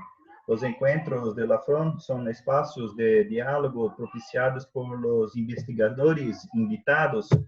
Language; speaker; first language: Spanish; non-native, fluent; Portuguese